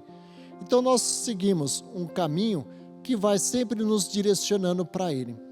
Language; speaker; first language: Portuguese; native; Portuguese